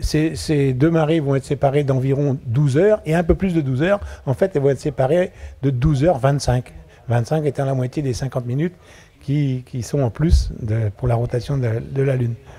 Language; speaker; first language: French; native; French